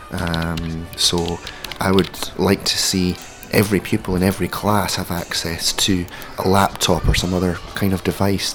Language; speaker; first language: English; native; English